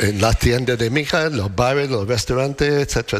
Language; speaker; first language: Spanish; non-native, learner; English